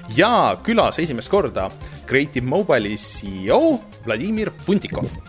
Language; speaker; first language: Estonian; native; Estonian